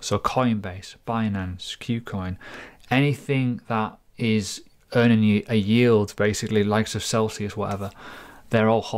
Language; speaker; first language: English; native; English